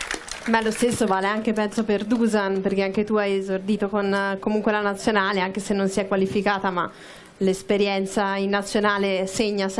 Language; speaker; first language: Italian; native; Italian